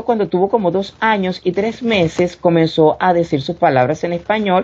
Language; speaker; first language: Spanish; native; Spanish